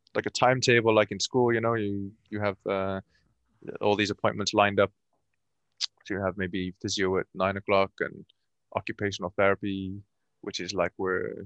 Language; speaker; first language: English; native; English